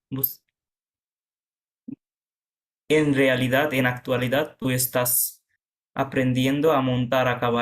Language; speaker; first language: Spanish; non-native, fluent; Bangla